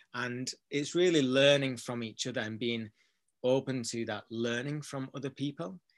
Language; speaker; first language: English; native; English